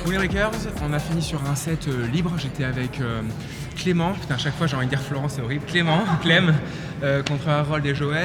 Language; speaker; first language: French; native; French